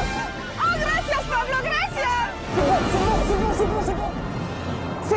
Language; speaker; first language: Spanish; non-native, learner; French